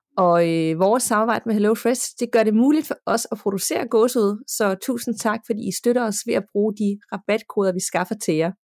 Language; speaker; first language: Danish; native; Danish